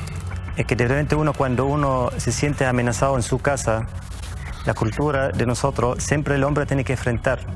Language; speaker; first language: Spanish; native; Spanish